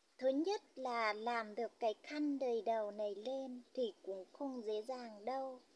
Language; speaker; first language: Vietnamese; non-native, local second language; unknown